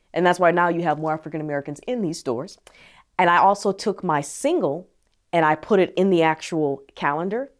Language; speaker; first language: English; native; English